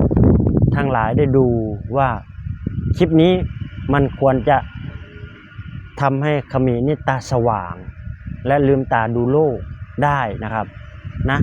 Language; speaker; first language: Thai; non-native, local second language; Lao